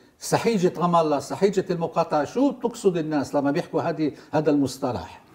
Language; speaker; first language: Arabic; non-native, local second language; Hebrew